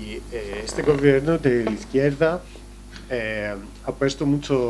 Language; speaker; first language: Spanish; non-native, learner; Greek